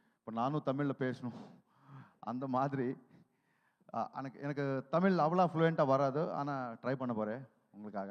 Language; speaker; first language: Tamil; non-native, learner; Telugu